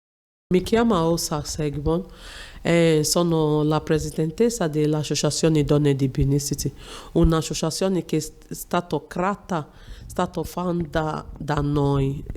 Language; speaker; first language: Italian; non-native, learner; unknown